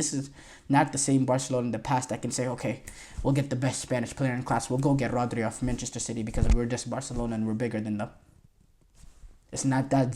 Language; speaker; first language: English; native; English